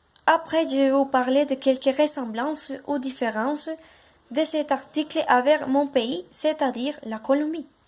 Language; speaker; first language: French; non-native, learner; Spanish